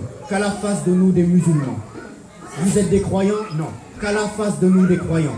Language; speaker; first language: French; native; French